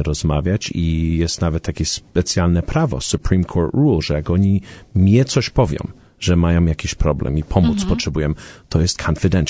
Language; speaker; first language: Polish; early bilingual, heritage; Polish